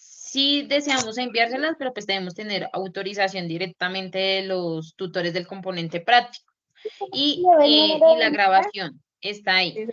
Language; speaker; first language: Spanish; native; Spanish